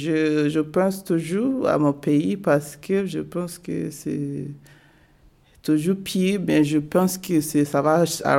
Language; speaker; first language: French; non-native, learner; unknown